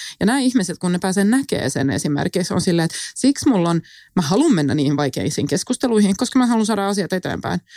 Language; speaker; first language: Finnish; non-native, local second language; Swedish